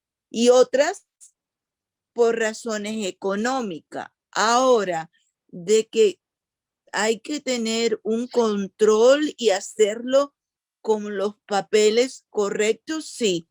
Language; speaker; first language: Spanish; early bilingual, other home language; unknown